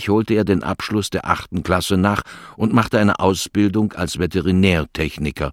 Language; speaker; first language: German; native; German